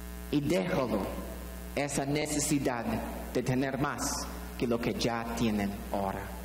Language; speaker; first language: Spanish; non-native, fluent; English